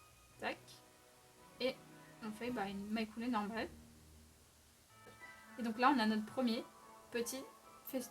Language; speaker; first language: French; native; French